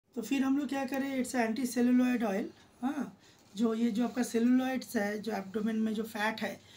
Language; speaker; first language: Hindi; non-native, local second language; Bangla